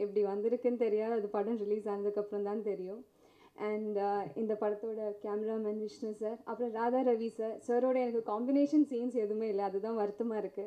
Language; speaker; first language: Tamil; non-native, fluent; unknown